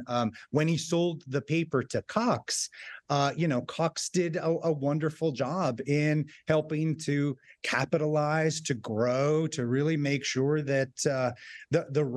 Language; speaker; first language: English; native; English